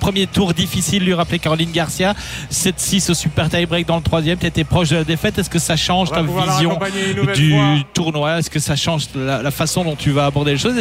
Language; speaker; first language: French; native; French